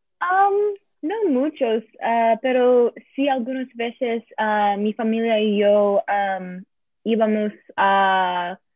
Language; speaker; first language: Spanish; non-native, learner; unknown